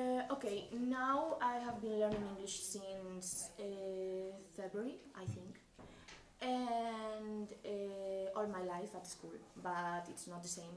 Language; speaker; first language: English; non-native, learner; Spanish